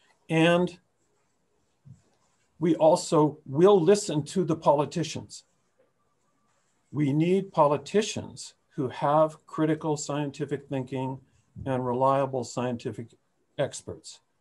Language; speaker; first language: English; native; English